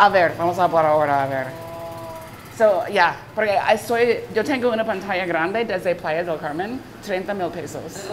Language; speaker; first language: Spanish; non-native, learner; English